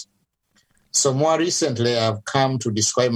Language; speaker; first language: English; non-native, local second language; Ganda